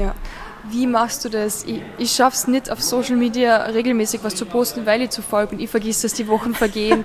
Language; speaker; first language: German; native; German